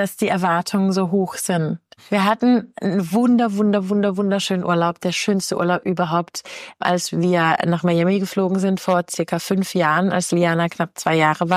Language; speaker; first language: German; native; German